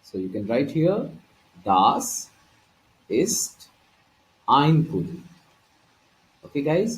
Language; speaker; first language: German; non-native, learner; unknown